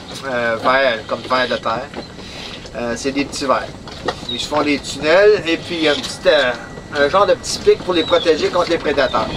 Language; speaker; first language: French; native; French